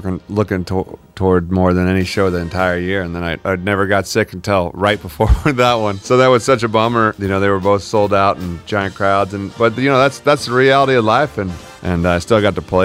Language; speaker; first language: English; native; English